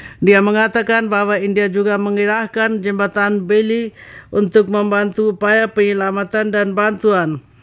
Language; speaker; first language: Indonesian; non-native, fluent; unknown